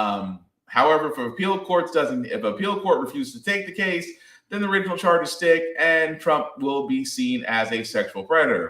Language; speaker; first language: English; native; English